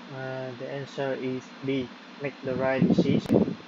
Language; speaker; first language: English; non-native, learner; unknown